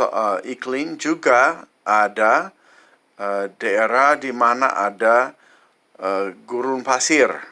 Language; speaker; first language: Indonesian; non-native, fluent; English